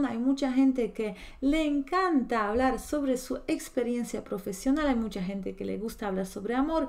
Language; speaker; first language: Spanish; non-native, fluent; Polish